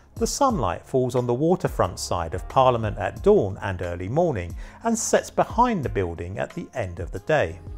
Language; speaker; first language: English; native; English